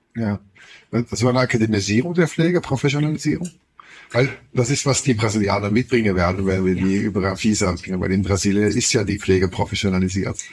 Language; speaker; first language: German; non-native, fluent; Dutch